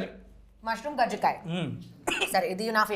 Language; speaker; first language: Telugu; non-native, learner; Hindi